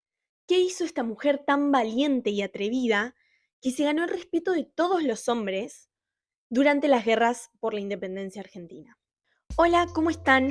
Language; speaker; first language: Spanish; native; Spanish